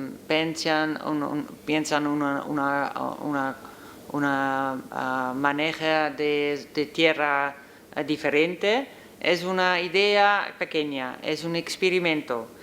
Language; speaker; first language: Spanish; non-native, learner; Dutch